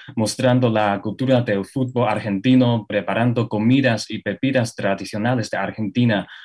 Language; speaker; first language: Spanish; non-native, fluent; Chinese